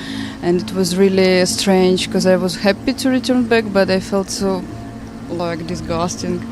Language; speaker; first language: English; non-native, fluent; Ukrainian